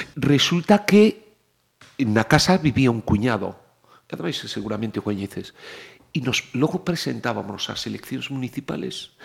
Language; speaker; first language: Galician; native; Galician